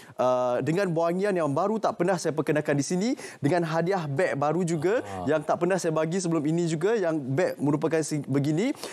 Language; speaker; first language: Malay; native; Malay